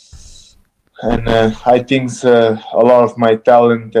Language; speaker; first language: English; non-native, fluent; Romanian